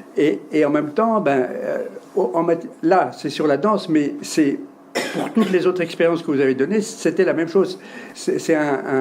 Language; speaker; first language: French; native; French